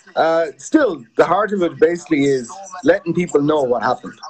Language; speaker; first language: English; native; English